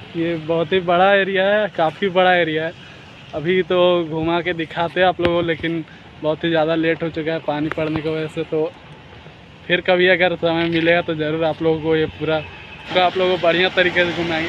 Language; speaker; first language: Hindi; native; Hindi